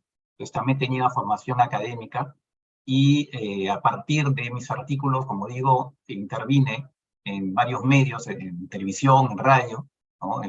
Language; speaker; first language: Spanish; native; Spanish